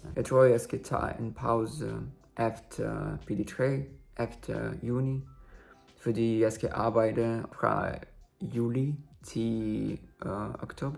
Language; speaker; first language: Danish; non-native, learner; Russian